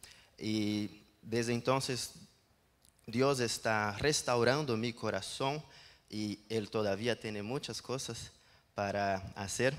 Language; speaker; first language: Spanish; non-native, learner; Portuguese